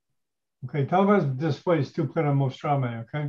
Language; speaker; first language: Spanish; non-native, learner; English